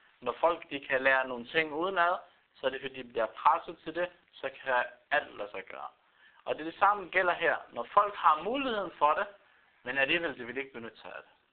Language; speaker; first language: Danish; non-native, fluent; Arabic